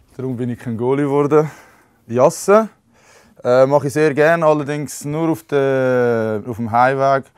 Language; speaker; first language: German; native; German